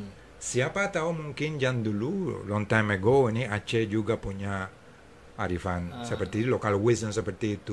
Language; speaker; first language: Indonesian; non-native, fluent; English